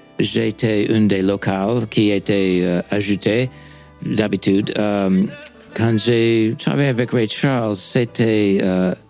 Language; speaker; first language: French; non-native, fluent; English